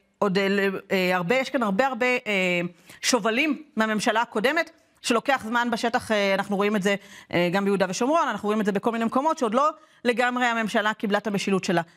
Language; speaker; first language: Hebrew; native; Hebrew